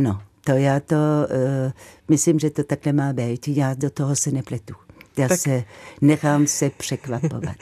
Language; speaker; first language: Czech; non-native, fluent; French